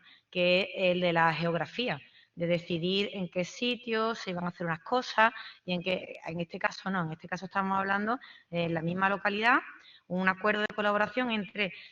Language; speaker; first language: Spanish; native; Spanish